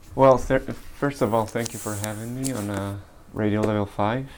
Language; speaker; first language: English; early bilingual, other home language; Polish